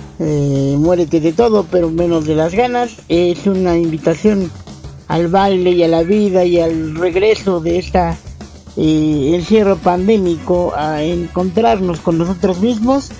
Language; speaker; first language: Spanish; native; Spanish